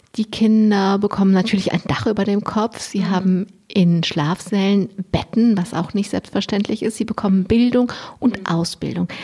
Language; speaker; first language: German; native; German